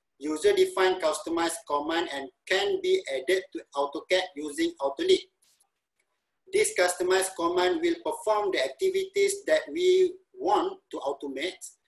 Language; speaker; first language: English; non-native, local second language; Malay